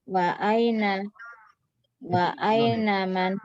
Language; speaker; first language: Arabic; non-native, learner; Indonesian